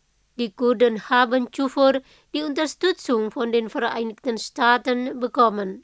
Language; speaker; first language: German; non-native, fluent; Indonesian